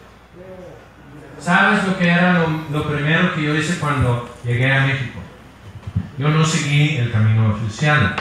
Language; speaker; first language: Spanish; non-native, fluent; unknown